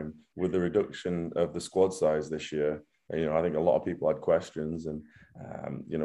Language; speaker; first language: English; native; English